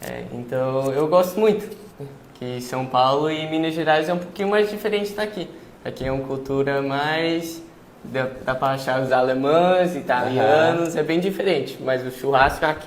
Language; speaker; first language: Portuguese; early bilingual, heritage; English